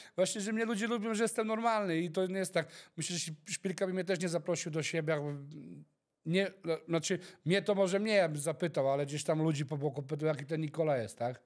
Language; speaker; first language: Polish; early bilingual, heritage; Polish